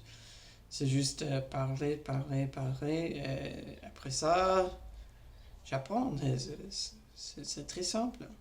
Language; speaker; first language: French; non-native, learner; English